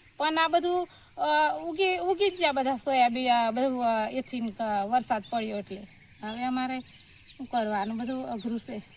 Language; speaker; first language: Gujarati; native; Gujarati